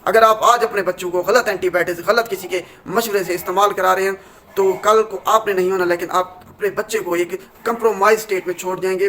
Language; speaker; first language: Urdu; non-native, local second language; Punjabi